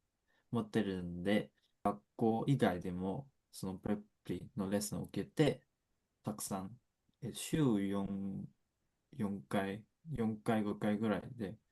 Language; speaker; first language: Japanese; non-native, fluent; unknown